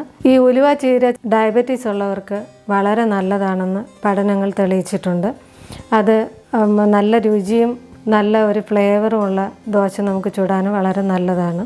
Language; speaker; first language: Malayalam; native; Malayalam